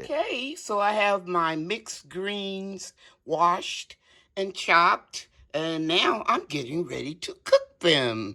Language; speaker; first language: English; native; English